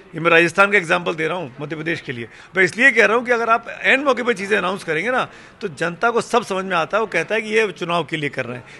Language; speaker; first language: Hindi; native; Hindi